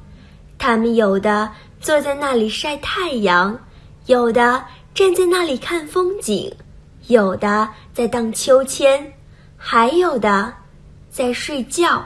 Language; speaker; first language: Chinese; non-native, learner; Vietnamese